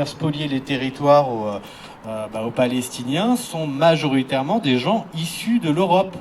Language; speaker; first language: French; native; French